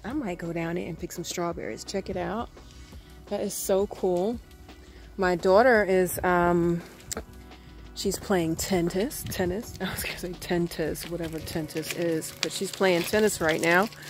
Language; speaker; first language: English; native; English